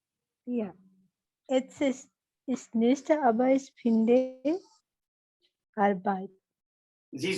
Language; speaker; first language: German; non-native, learner; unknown